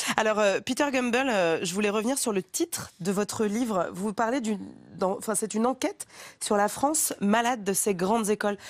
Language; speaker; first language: French; native; French